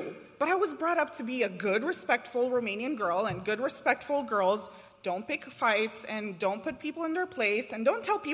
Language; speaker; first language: English; non-native, fluent; Romanian